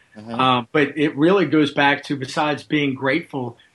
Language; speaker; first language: English; native; English